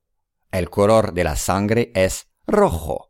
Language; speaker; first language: Spanish; non-native, fluent; English